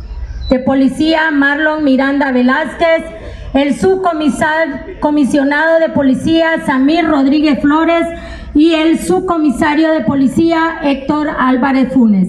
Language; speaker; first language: Spanish; native; Spanish